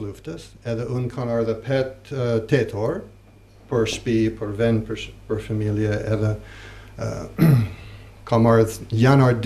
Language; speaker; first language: Albanian; non-native, learner; English